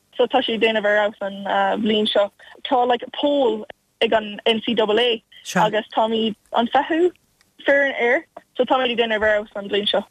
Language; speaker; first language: Irish; non-native, local second language; English